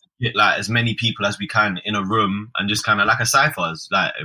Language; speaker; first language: English; native; English